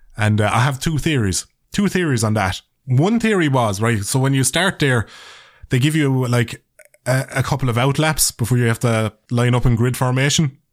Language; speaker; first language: English; native; English